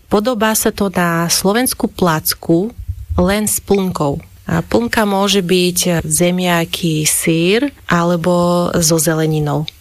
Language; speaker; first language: Slovak; non-native, fluent; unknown